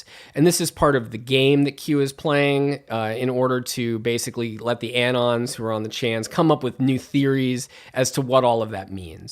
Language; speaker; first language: English; native; English